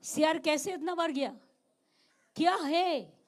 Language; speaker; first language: Hindi; non-native, local second language; Bangla